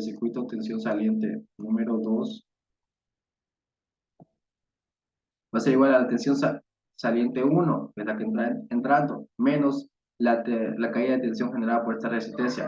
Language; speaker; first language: Spanish; native; Spanish